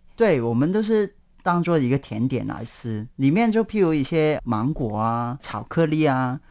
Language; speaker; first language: Chinese; non-native, local second language; Cantonese